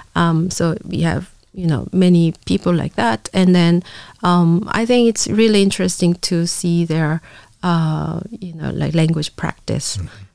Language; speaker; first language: English; non-native, fluent; Korean